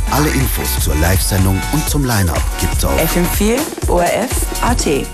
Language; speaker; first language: German; native; German